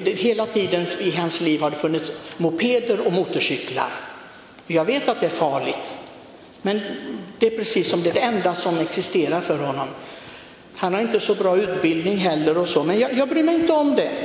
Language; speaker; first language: Swedish; non-native, fluent; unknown